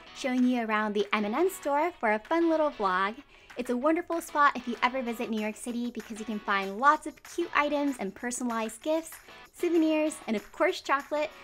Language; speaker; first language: English; early bilingual, other home language; Japanese